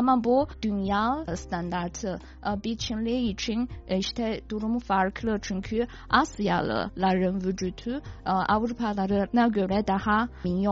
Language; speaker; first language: Turkish; non-native, fluent; Chinese